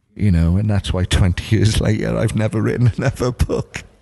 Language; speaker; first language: English; native; English